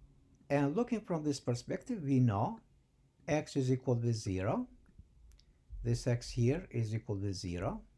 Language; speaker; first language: English; non-native, fluent; Albanian